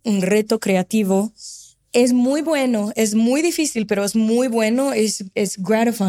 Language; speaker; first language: Spanish; non-native, fluent; Portuguese